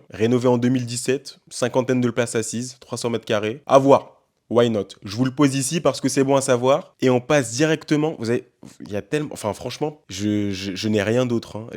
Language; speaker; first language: French; native; French